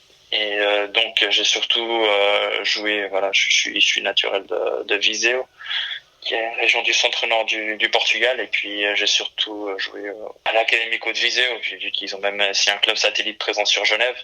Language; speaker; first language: French; early bilingual, other home language; Portuguese